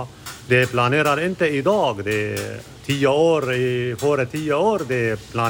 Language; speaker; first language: Swedish; non-native, learner; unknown